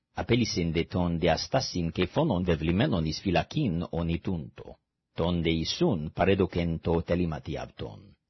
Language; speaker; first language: Greek; non-native, fluent; English